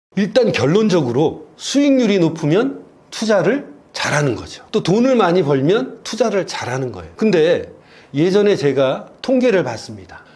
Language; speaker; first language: Korean; native; Korean